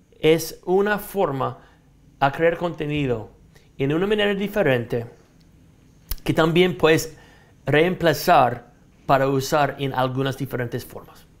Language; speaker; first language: Spanish; non-native, fluent; English